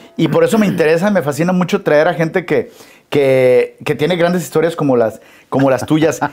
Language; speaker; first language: Spanish; native; Spanish